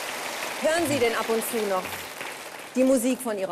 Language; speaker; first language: German; native; German